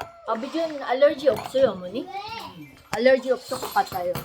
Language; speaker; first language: Korean; non-native, learner; Filipino